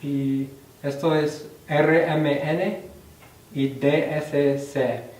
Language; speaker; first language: Spanish; non-native, fluent; English